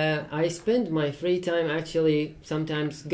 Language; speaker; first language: English; non-native, fluent; Persian